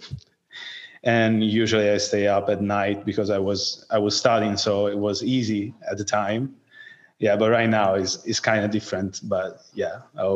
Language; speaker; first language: English; non-native, fluent; Italian